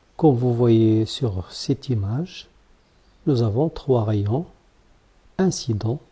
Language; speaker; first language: French; non-native, local second language; Arabic